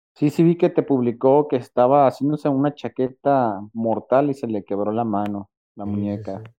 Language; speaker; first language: Spanish; native; Spanish